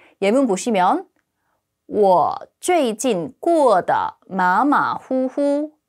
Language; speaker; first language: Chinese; non-native, fluent; Korean